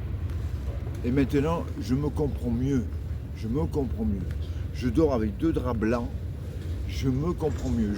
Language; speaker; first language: French; native; French